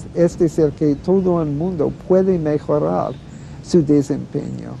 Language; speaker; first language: Spanish; non-native, fluent; English